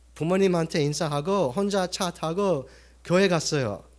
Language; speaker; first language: Korean; early bilingual, heritage; Korean